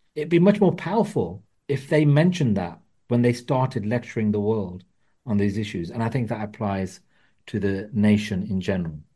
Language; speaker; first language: English; early bilingual, other home language; Punjabi